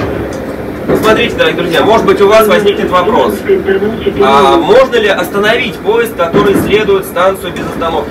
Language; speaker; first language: Russian; native; Russian